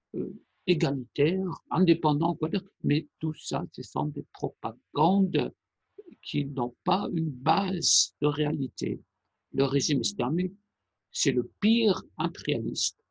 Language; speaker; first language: French; non-native, fluent; Persian